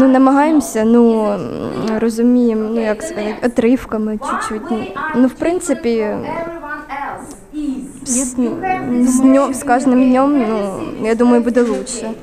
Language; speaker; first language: Ukrainian; non-native, local second language; Russian